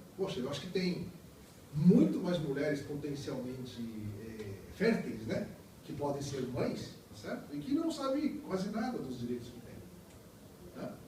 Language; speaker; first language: Portuguese; native; Portuguese